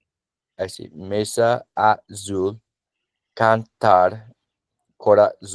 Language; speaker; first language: Spanish; non-native, learner; English